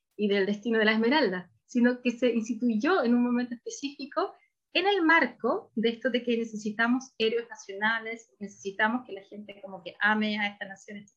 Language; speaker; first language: Spanish; early bilingual, heritage; Spanish